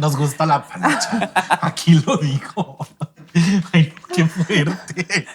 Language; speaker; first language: Spanish; early bilingual, other home language; English